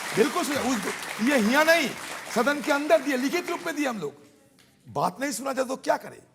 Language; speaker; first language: Hindi; non-native, local second language; Bangla